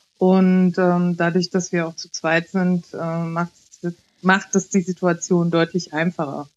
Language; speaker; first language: German; early bilingual, other home language; Italian